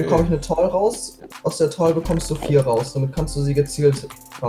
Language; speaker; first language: German; native; German